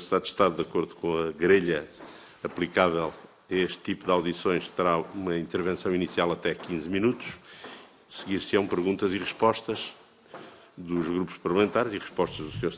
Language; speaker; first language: Portuguese; native; Portuguese